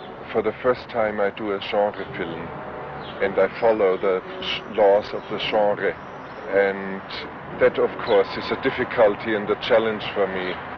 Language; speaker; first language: English; non-native, fluent; German